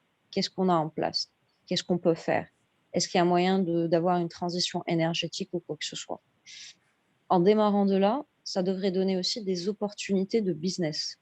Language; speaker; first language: French; non-native, local second language; Arabic